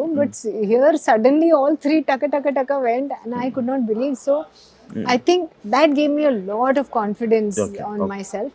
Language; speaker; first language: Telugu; non-native, learner; Hindi